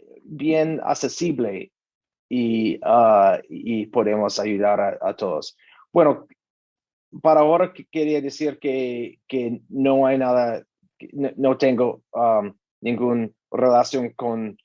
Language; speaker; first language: Spanish; non-native, learner; English